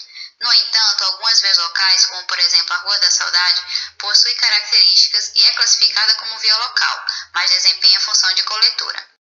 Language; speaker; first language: Portuguese; native; Portuguese